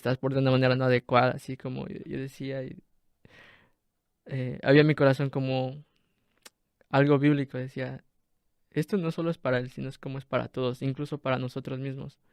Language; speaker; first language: Spanish; non-native, local second language; Quechua